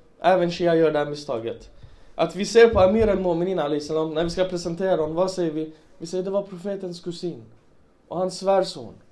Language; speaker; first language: Swedish; early bilingual, other home language; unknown